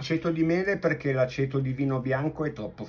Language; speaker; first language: Italian; native; Italian